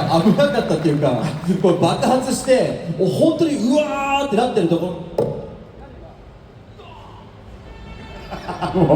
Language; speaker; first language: Japanese; native; Japanese